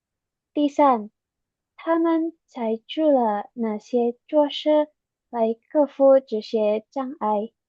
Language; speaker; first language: Chinese; non-native, learner; Indonesian